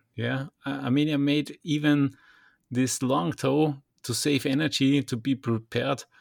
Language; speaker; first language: English; non-native, fluent; German